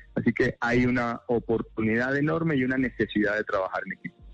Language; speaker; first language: Spanish; native; Spanish